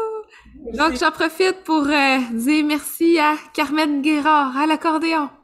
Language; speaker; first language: French; native; French